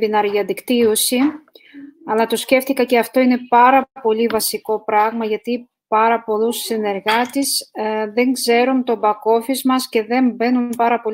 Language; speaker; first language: Greek; non-native, fluent; Russian